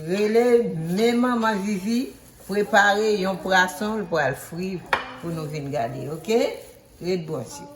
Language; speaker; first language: French; non-native, learner; Haitian Creole